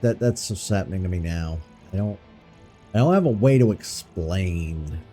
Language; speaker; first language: English; native; English